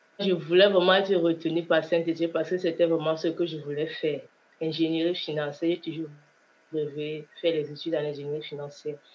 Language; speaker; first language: French; non-native, local second language; Kinyarwanda